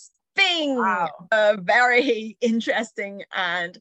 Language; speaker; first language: English; early bilingual, other home language; Chinese